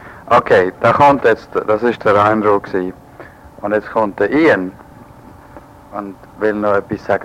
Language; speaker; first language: German; native; German